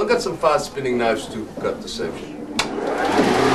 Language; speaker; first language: English; non-native, fluent; Dutch